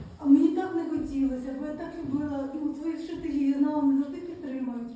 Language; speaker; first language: Ukrainian; native; Ukrainian